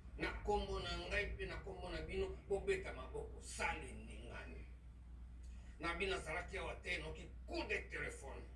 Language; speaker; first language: Lingala; native; Lingala